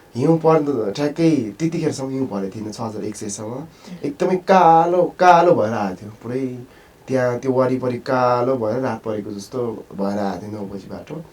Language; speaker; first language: Nepali; non-native, local second language; Sherpa